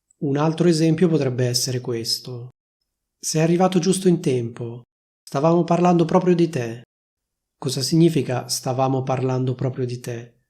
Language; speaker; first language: Italian; native; Italian